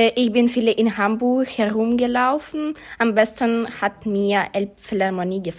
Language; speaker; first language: German; non-native, learner; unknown